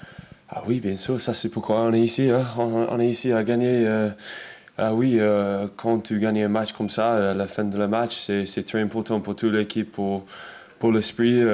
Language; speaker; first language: French; non-native, learner; English